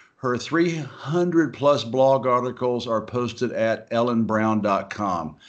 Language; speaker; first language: English; native; English